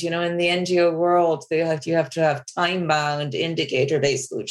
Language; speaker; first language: English; non-native, local second language; Bangla